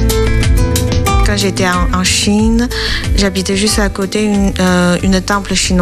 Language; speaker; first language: French; non-native, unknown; Chinese